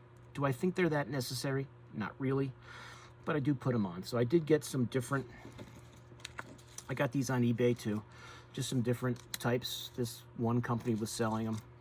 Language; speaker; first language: English; native; English